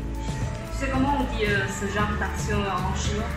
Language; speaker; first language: French; non-native, fluent; Chinese